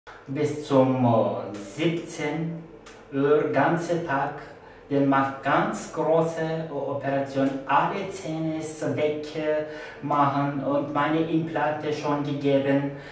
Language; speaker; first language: German; non-native, learner; Turkish